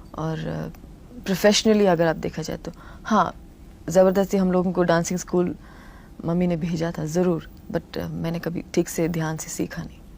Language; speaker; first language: Hindi; non-native, local second language; Tamil